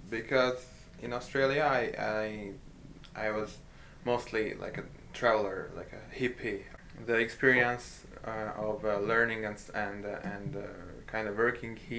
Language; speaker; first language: English; non-native, fluent; Hungarian